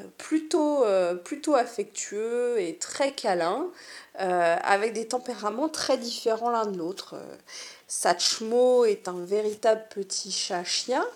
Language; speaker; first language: French; native; French